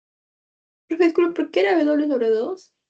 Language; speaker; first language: Spanish; native; Spanish